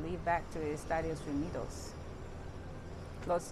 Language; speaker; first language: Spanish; non-native, learner; English